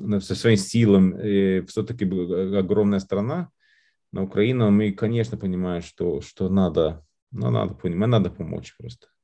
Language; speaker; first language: Russian; non-native, fluent; Lithuanian